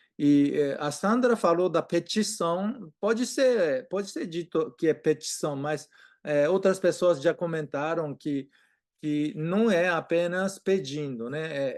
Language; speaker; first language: Portuguese; non-native, fluent; Japanese